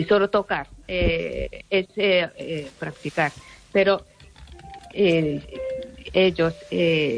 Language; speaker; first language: Spanish; non-native, fluent; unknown